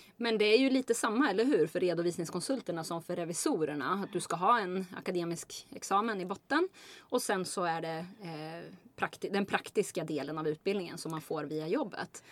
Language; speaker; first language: Swedish; native; Swedish